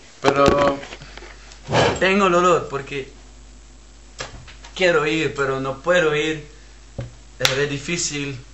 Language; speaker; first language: Spanish; early bilingual, heritage; Spanish